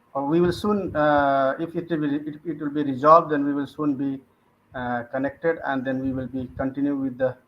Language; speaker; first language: English; non-native, local second language; Hindi